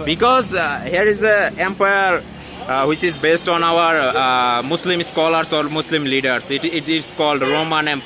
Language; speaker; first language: English; non-native, learner; Bangla